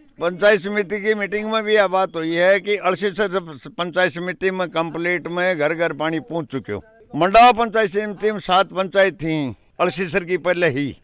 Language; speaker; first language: Hindi; native; Hindi